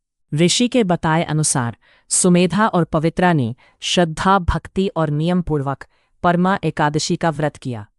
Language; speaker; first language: Hindi; native; Hindi